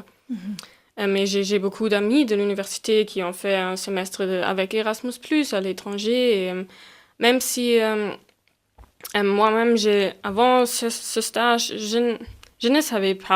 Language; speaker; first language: French; non-native, fluent; German